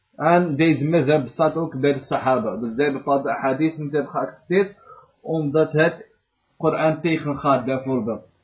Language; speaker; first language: Dutch; early bilingual, other home language; Arabic